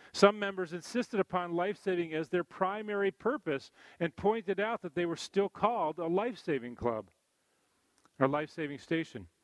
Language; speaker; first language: English; native; English